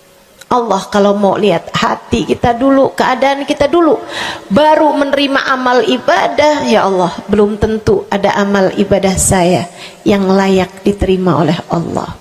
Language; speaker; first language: Indonesian; native; Indonesian